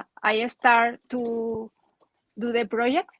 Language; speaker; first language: English; non-native, learner; Spanish